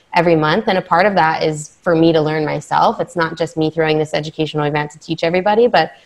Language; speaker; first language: English; native; English